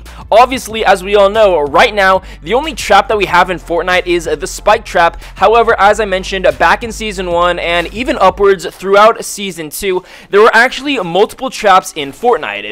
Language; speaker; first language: English; native; English